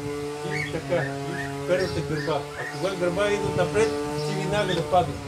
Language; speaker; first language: Bulgarian; non-native, learner; Russian